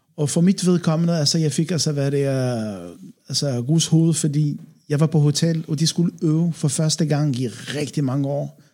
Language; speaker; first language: Danish; non-native, fluent; Arabic